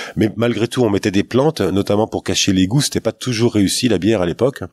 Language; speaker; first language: French; native; French